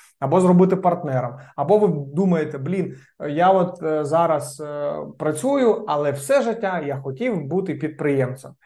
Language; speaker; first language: Ukrainian; non-native, local second language; Russian